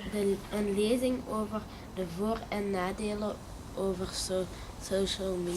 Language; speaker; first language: Dutch; non-native, local second language; French